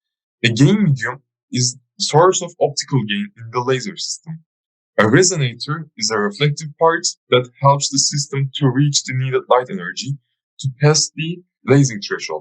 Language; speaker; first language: English; non-native, fluent; Turkish